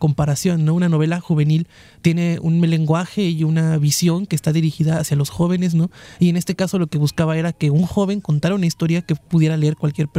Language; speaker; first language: Spanish; native; Spanish